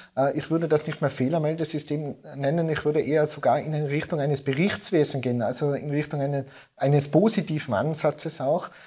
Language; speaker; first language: German; native; German